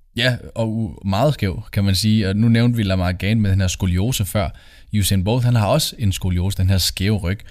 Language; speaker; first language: Danish; native; Danish